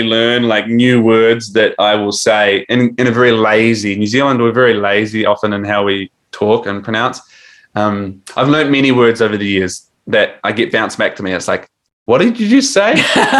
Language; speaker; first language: English; native; English